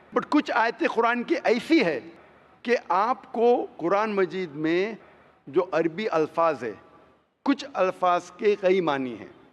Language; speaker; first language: Hindi; non-native, local second language; Konkani